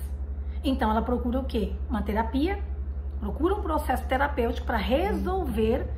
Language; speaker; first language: Portuguese; native; Portuguese